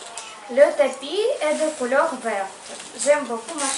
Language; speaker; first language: French; non-native, learner; Ukrainian